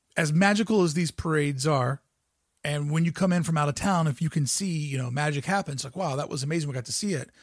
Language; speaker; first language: English; native; English